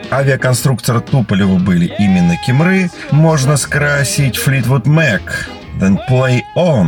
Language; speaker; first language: Russian; native; Russian